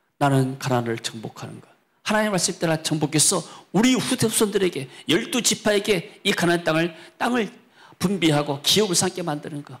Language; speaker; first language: Korean; native; Korean